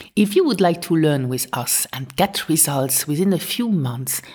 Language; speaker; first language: English; non-native, fluent; Luxembourgish